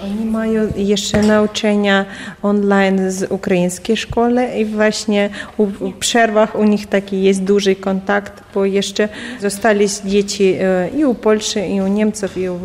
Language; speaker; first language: Polish; non-native, learner; Ukrainian